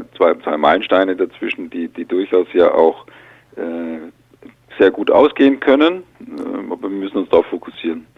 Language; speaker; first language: German; native; German